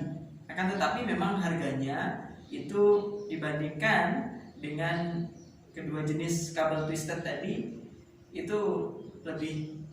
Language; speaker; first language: Indonesian; native; Indonesian